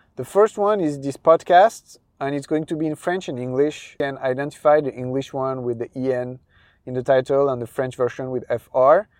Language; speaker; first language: English; non-native, fluent; French